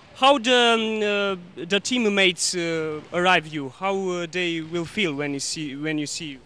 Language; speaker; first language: English; non-native, learner; Romanian